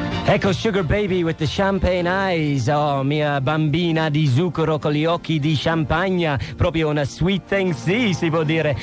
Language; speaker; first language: Italian; non-native, fluent; English